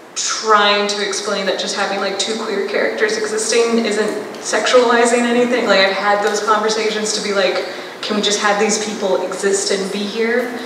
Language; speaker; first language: English; native; English